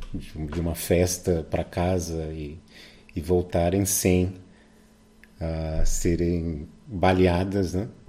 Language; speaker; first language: Portuguese; native; Portuguese